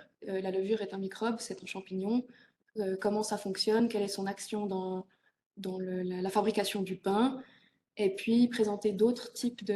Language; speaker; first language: French; native; French